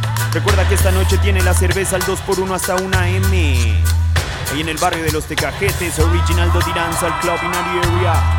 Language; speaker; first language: Spanish; native; Spanish